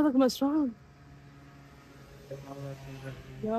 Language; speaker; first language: Arabic; native; Arabic